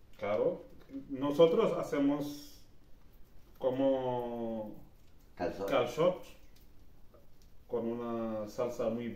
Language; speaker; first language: Spanish; non-native, learner; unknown